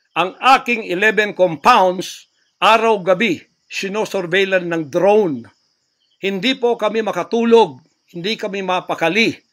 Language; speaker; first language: Filipino; non-native, local second language; Cebuano